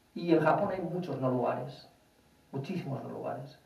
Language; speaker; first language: Spanish; native; Spanish